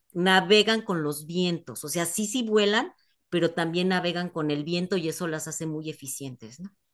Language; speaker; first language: Spanish; native; Spanish